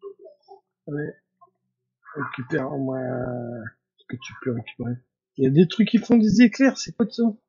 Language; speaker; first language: French; native; French